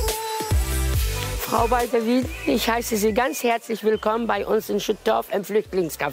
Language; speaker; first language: German; non-native, fluent; Turkish